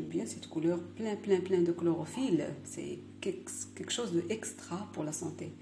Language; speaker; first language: French; non-native, local second language; Arabic